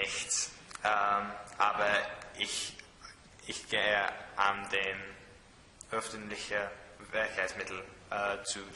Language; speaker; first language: German; non-native, learner; English